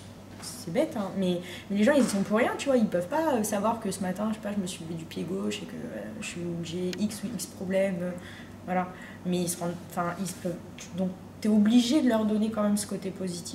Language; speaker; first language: French; native; French